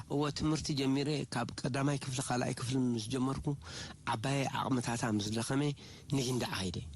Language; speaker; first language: Tigrinya; non-native, local second language; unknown